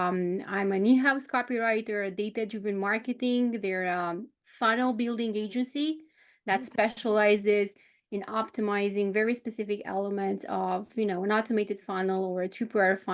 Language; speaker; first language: English; non-native, fluent; Romanian